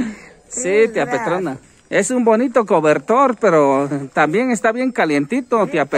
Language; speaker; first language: Spanish; native; Spanish